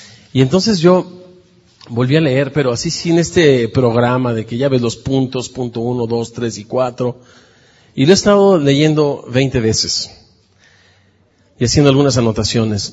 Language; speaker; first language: Spanish; native; Spanish